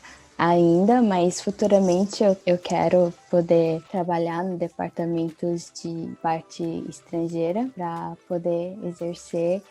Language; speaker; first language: Portuguese; early bilingual, heritage; Portuguese